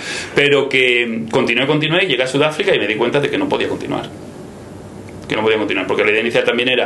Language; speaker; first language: Spanish; native; Spanish